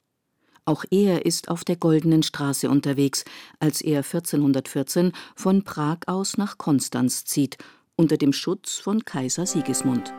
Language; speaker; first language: German; native; German